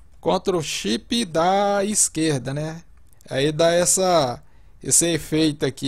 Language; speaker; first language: Portuguese; native; Portuguese